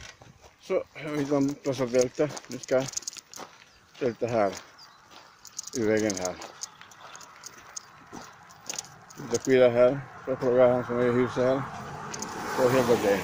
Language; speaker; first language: Swedish; non-native, learner; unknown